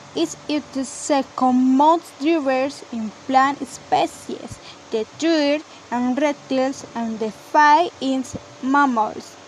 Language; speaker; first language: English; non-native, learner; Spanish